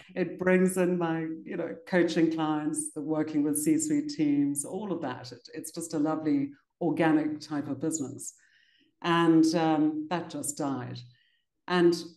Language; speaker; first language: English; native; English